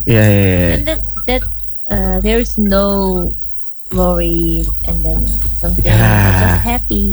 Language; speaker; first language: English; non-native, learner; Korean